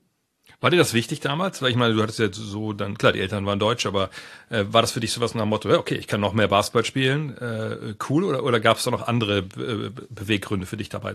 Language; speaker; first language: German; native; German